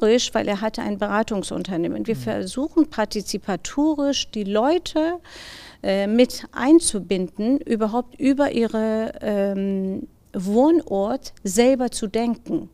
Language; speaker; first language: German; non-native, fluent; Persian